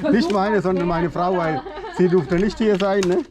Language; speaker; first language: German; non-native, learner; Sinhala